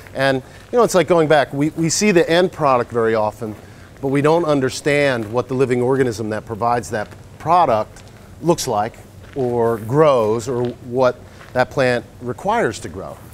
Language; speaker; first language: English; native; English